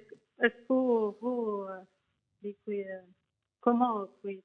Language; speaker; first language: French; non-native, learner; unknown